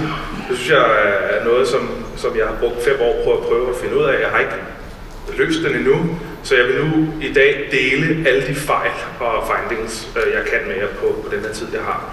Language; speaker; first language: Danish; native; Danish